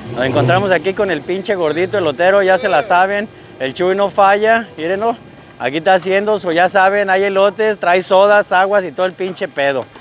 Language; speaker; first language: Spanish; native; Spanish